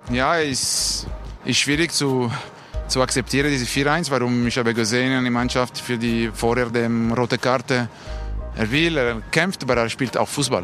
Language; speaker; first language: German; non-native, learner; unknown